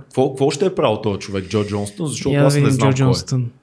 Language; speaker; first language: Bulgarian; native; Bulgarian